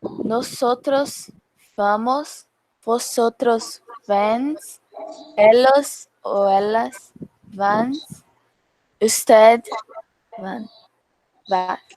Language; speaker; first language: Spanish; non-native, learner; Portuguese